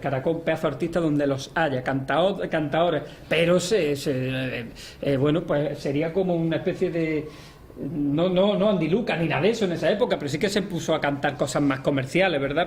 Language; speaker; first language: Spanish; native; Spanish